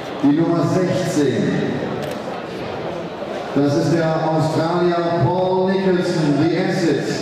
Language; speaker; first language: German; native; German